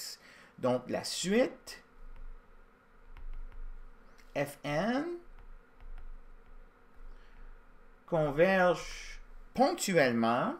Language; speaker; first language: French; native; French